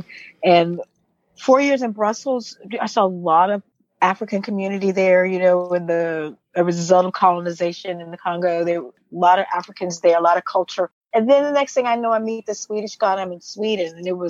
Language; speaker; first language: English; native; English